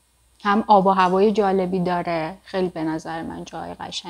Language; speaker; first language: Persian; native; Persian